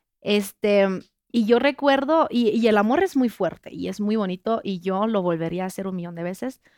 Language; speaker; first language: Spanish; non-native, fluent; French